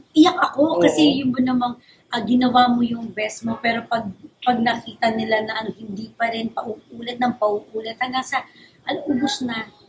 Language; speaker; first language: Filipino; native; Filipino